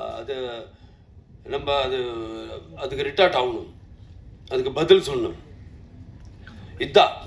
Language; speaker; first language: Tamil; non-native, local second language; Telugu